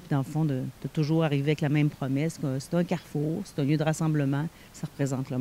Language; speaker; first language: French; native; French